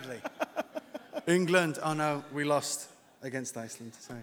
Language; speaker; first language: English; native; English